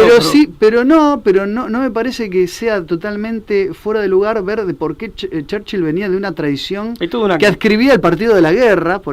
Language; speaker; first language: Spanish; native; Spanish